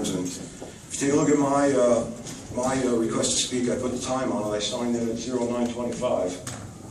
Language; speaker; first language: English; native; English